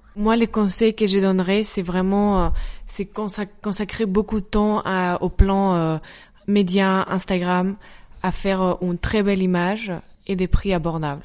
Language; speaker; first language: French; non-native, fluent; Spanish